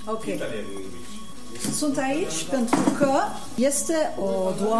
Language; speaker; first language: Romanian; non-native, learner; French